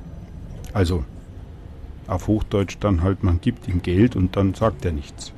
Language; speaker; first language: German; native; German